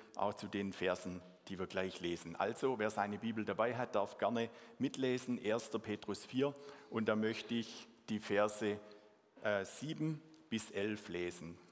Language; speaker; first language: German; non-native, local second language; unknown